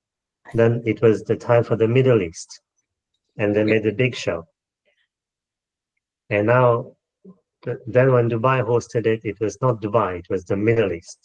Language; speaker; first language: English; non-native, local second language; Morisyen